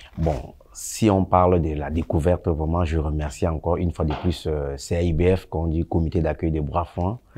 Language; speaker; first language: French; non-native, local second language; Sango